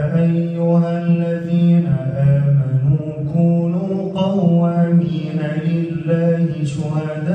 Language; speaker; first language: Arabic; native; Arabic